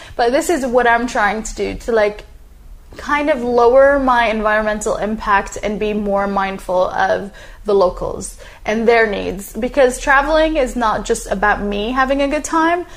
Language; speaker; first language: English; non-native, fluent; Arabic